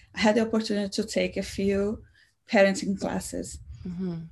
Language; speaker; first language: English; non-native, fluent; Portuguese